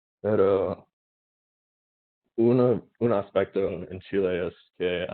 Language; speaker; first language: Spanish; non-native, learner; English